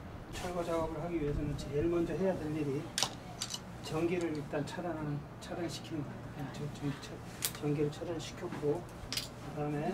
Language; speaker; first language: Korean; native; Korean